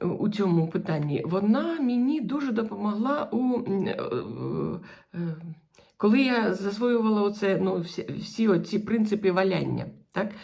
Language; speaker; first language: Ukrainian; non-native, local second language; Russian